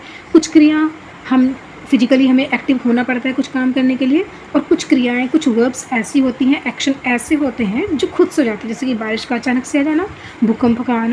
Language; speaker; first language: Hindi; native; Hindi